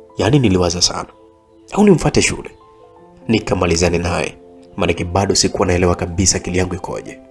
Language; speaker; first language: Swahili; native; Swahili